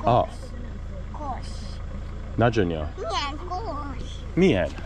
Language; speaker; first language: Hungarian; non-native, learner; English